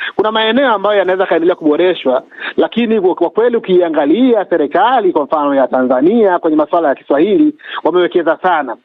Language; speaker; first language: Swahili; native; Swahili